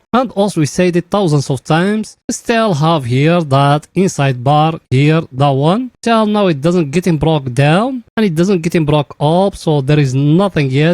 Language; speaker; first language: English; non-native, fluent; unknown